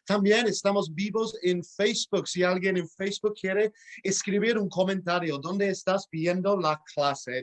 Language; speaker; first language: Spanish; non-native, fluent; English